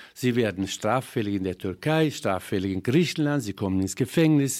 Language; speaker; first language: German; non-native, fluent; Persian